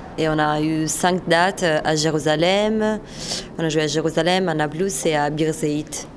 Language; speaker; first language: French; non-native, fluent; Italian